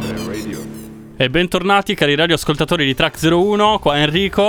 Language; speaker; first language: Italian; native; Italian